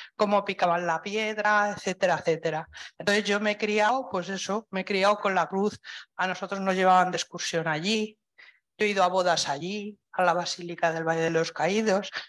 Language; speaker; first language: Spanish; native; Spanish